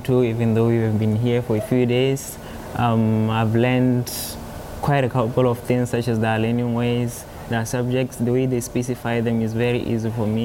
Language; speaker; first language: English; non-native, local second language; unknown